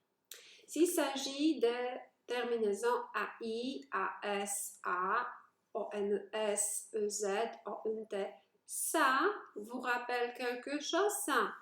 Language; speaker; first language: French; non-native, fluent; Polish